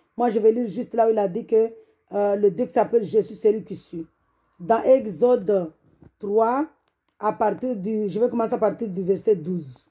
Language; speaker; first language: French; non-native, local second language; Comorian